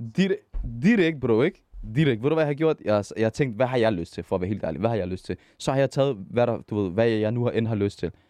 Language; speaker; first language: Danish; early bilingual, other home language; Arabic